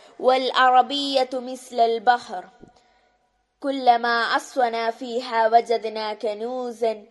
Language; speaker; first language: Arabic; non-native, learner; Malayalam